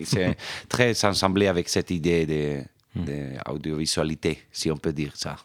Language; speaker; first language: French; non-native, fluent; Spanish